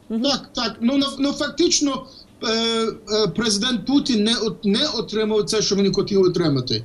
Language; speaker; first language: Ukrainian; non-native, fluent; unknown